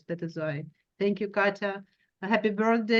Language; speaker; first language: English; non-native, learner; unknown